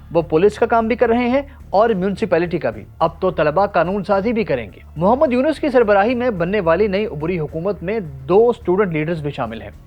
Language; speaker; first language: Urdu; native; Urdu